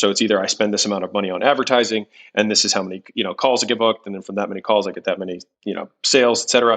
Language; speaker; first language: English; native; English